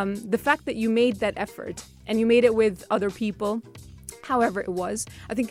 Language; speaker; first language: English; non-native, fluent; Urdu